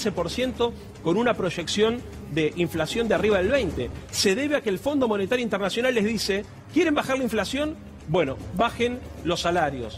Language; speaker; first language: Spanish; native; Spanish